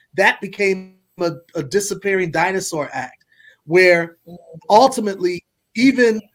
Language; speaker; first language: English; native; English